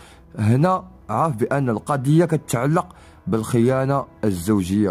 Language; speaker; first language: Arabic; native; Arabic